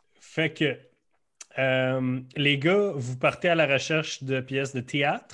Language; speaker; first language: French; native; French